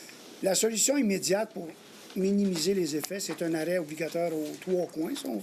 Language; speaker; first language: French; native; French